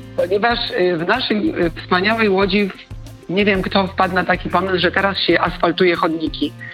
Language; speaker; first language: Polish; native; Polish